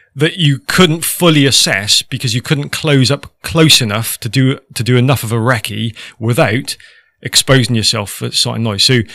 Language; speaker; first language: English; native; English